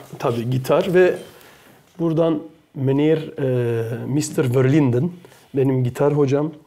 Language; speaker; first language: Turkish; early bilingual, heritage; Turkish